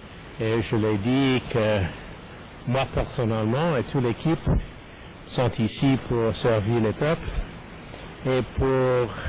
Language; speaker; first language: French; non-native, fluent; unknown